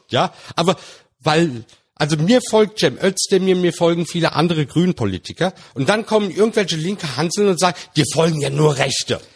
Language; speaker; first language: German; early bilingual, other home language; Turkish